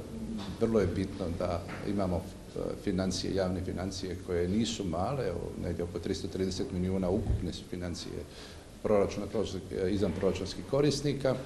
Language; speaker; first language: Serbian; native; Serbian